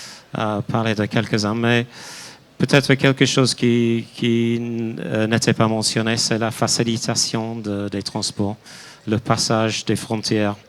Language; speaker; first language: French; non-native, fluent; English